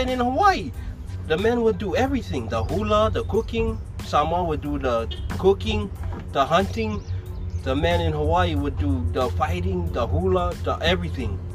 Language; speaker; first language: English; native; English